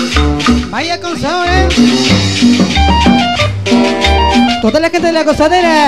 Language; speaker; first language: Spanish; native; Spanish